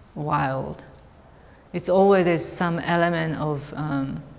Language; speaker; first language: English; non-native, fluent; Japanese